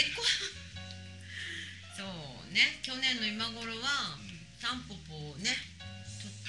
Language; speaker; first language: Japanese; native; Japanese